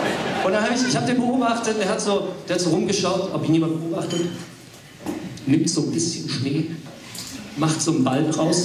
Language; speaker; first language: German; early bilingual, other home language; English